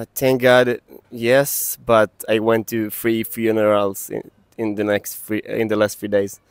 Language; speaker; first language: English; non-native, fluent; Hebrew